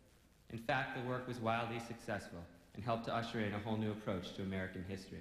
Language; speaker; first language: English; native; English